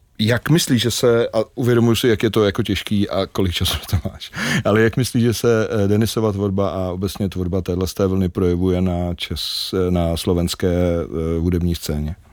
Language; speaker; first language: Czech; native; Czech